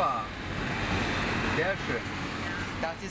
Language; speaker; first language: German; non-native, fluent; Spanish